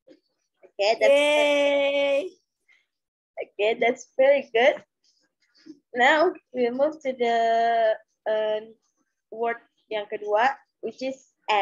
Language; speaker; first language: English; non-native, learner; Indonesian